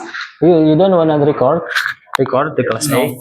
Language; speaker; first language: English; non-native, fluent; Indonesian